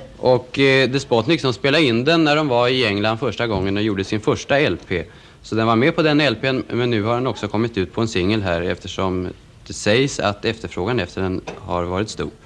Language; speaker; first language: Swedish; native; Swedish